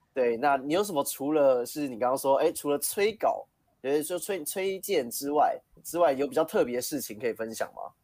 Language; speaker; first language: Chinese; native; Chinese